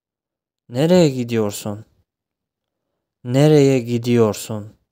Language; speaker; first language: Turkish; non-native, fluent; Tajik